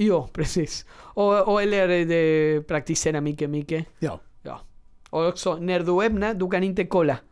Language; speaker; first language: Swedish; non-native, learner; Spanish